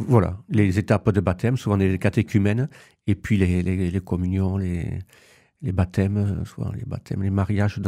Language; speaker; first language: French; native; French